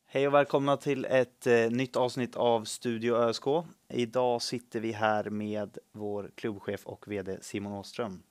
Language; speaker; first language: Swedish; native; Swedish